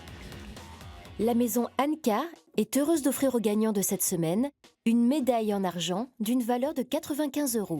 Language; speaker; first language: French; native; French